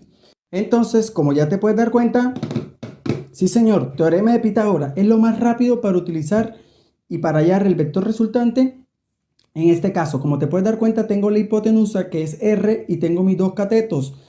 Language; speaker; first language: Spanish; native; Spanish